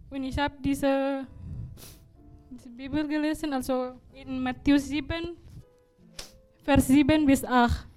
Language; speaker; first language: German; non-native, learner; Indonesian